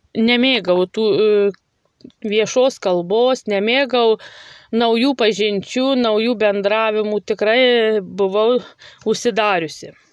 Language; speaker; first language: Lithuanian; native; Lithuanian